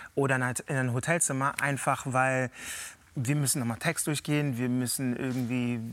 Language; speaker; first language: German; native; German